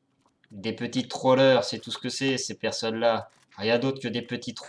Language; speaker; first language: French; native; French